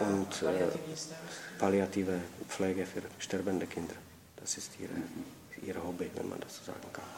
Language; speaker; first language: German; non-native, fluent; Czech